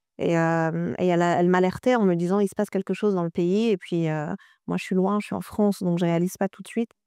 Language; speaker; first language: French; early bilingual, other home language; Persian